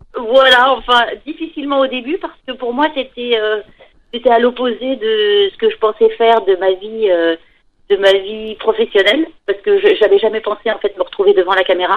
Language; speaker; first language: French; native; French